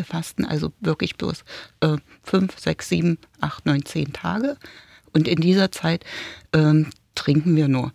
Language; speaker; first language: German; native; German